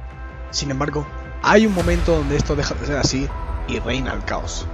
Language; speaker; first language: Spanish; native; Spanish